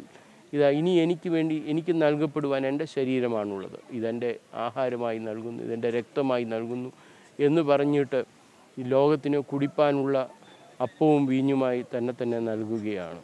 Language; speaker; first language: Malayalam; native; Malayalam